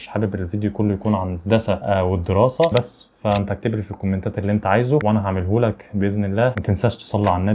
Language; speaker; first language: Arabic; native; Arabic